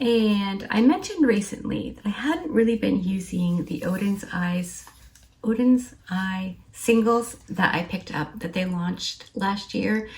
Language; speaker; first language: English; native; English